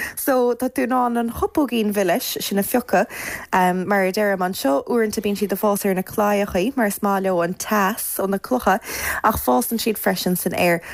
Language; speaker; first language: Irish; native; Irish